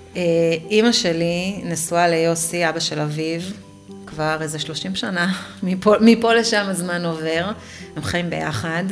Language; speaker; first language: Hebrew; native; Hebrew